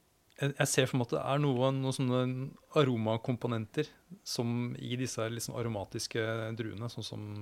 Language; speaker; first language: Norwegian; native; Norwegian